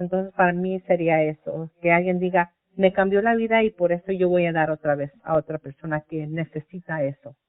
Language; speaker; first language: Spanish; early bilingual, heritage; Spanish